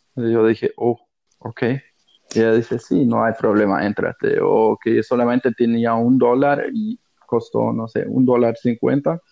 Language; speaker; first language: Spanish; non-native, fluent; German